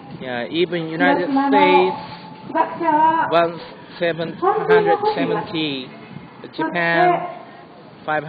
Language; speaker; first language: English; non-native, learner; Japanese